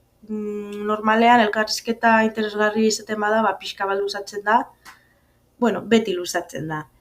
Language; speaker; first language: Basque; non-native, fluent; Spanish